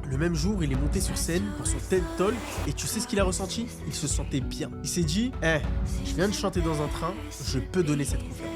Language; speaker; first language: French; native; French